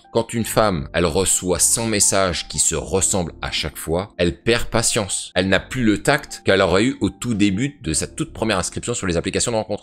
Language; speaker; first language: French; native; French